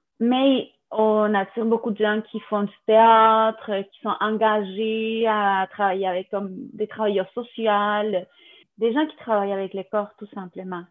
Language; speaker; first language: French; non-native, fluent; Spanish